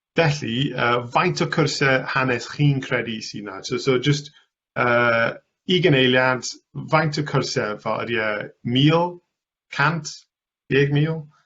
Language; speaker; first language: Welsh; non-native, local second language; English